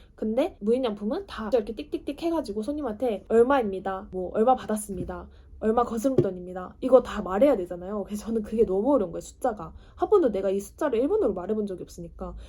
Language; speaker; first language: Korean; native; Korean